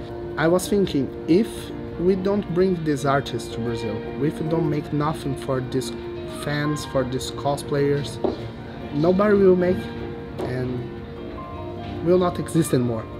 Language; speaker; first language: English; non-native, learner; Portuguese